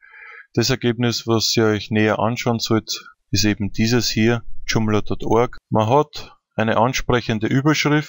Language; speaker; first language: German; native; German